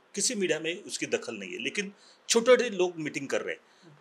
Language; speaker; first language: Hindi; non-native, local second language; Marathi